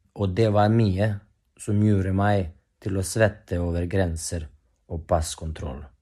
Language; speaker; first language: Norwegian; non-native, fluent; Bosnian